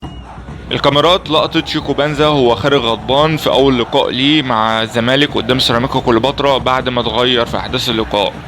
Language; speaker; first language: Arabic; native; Arabic